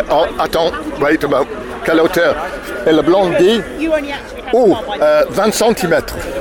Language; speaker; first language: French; non-native, learner; English